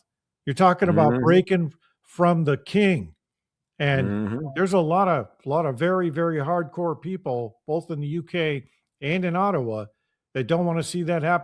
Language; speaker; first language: English; native; English